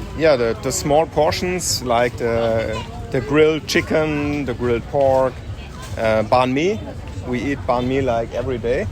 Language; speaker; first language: English; non-native, fluent; German